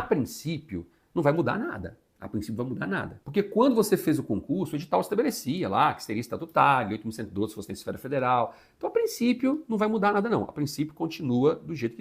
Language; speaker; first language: Portuguese; native; Portuguese